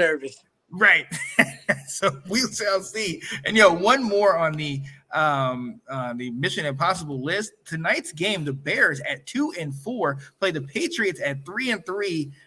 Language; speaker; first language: English; native; English